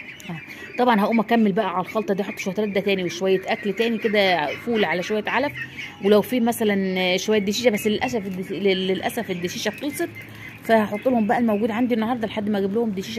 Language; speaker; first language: Arabic; native; Arabic